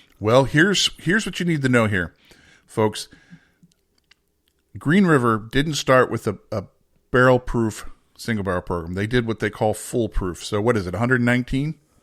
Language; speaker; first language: English; native; English